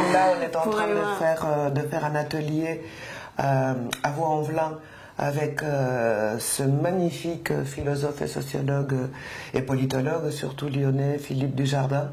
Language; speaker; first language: French; non-native, fluent; Spanish